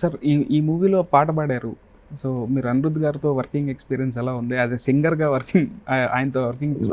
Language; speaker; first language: Telugu; native; Telugu